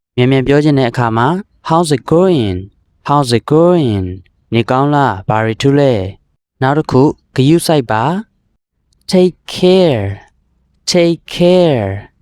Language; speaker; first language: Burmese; native; Burmese